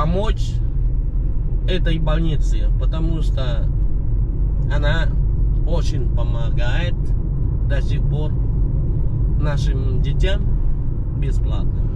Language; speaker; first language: Russian; non-native, fluent; Khmer